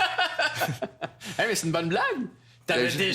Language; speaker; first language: French; native; French